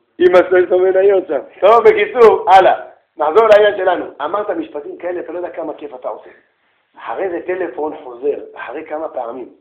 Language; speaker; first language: Hebrew; native; Hebrew